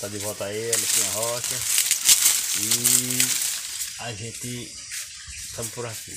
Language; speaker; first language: Portuguese; native; Portuguese